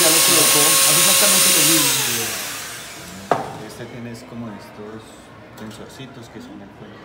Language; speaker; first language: Spanish; native; Spanish